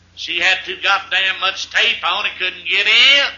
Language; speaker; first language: English; native; English